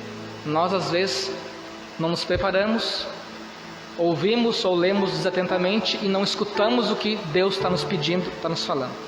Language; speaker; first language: Portuguese; native; Portuguese